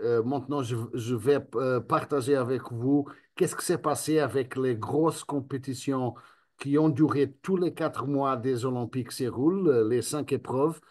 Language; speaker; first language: French; non-native, fluent; Spanish